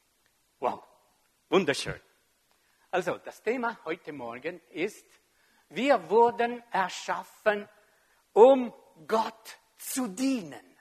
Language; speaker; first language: German; non-native, fluent; French